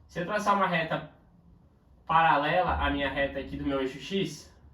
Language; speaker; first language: Portuguese; native; Portuguese